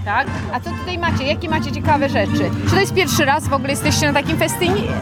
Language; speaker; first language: Polish; native; Polish